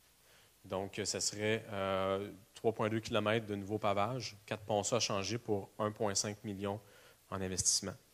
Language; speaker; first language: French; native; French